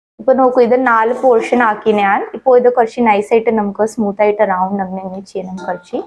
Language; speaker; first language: Malayalam; non-native, local second language; Hindi